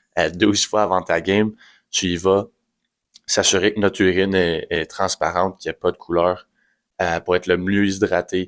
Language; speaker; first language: French; native; French